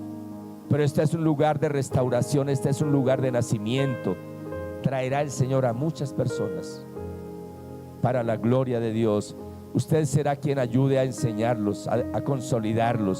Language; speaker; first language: Spanish; native; Spanish